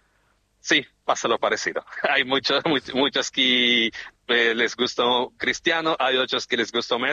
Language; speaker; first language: Spanish; non-native, fluent; Portuguese